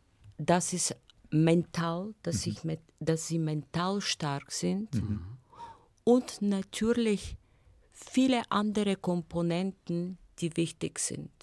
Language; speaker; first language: German; non-native, fluent; Bulgarian